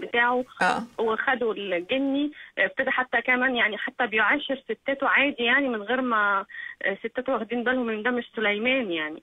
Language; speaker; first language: Arabic; native; Arabic